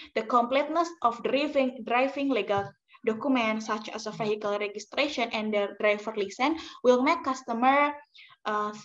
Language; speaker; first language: English; non-native, learner; Indonesian